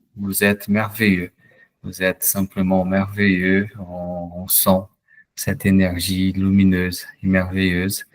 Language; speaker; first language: French; non-native, fluent; Portuguese